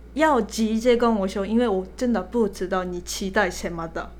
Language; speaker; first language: Chinese; non-native, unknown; Japanese